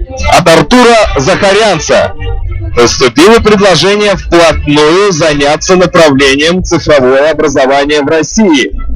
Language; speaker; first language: Russian; native; Russian